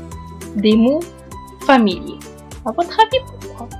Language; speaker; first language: French; non-native, local second language; Arabic